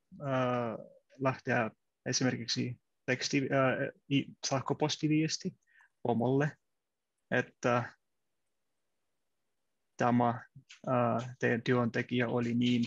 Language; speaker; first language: Finnish; non-native, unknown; Russian